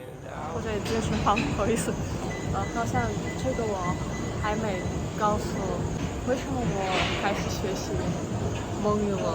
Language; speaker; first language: Chinese; non-native, fluent; Russian